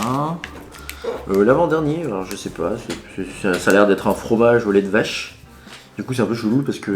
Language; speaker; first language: French; native; French